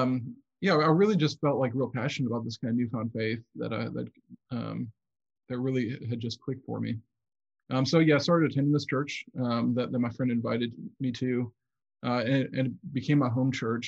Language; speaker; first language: English; native; English